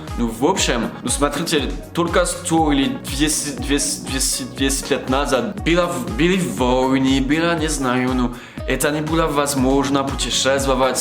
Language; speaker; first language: Russian; non-native, learner; French